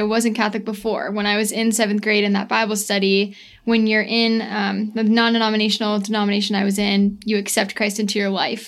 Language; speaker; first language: English; native; English